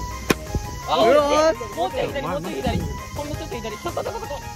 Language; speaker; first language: Japanese; native; Japanese